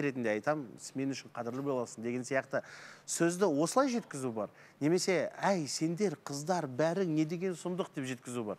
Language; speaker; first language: Kazakh; native; Kazakh